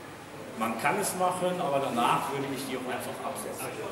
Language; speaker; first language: German; native; German